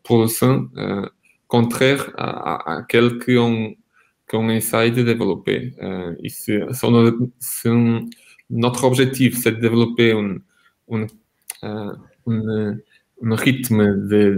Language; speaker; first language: French; non-native, fluent; Portuguese